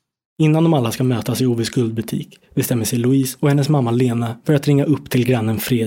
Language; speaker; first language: Swedish; native; Swedish